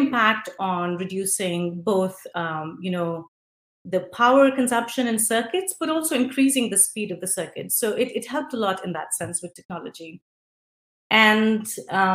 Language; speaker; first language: English; non-native, local second language; Hindi